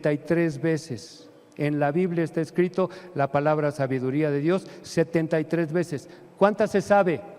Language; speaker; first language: Spanish; native; Spanish